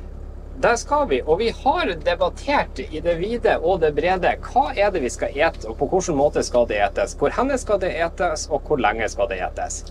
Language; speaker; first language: Norwegian; native; Norwegian